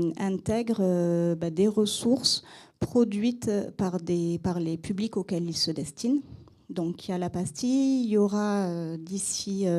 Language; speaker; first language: French; native; French